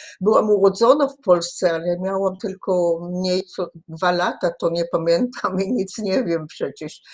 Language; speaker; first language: Polish; early bilingual, heritage; Polish